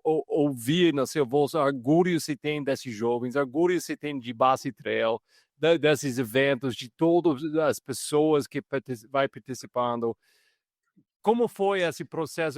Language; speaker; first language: Portuguese; non-native, fluent; English